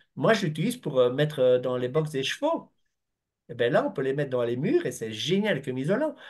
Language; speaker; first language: French; native; French